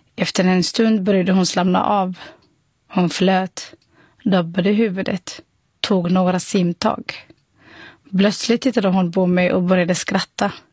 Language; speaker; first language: Swedish; non-native, fluent; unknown